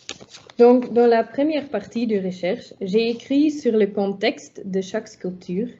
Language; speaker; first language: French; non-native, local second language; Dutch